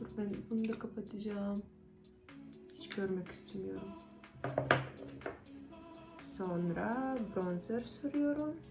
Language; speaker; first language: Turkish; non-native, fluent; Russian